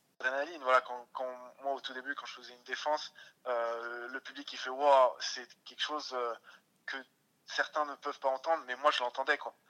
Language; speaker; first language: French; early bilingual, other home language; Russian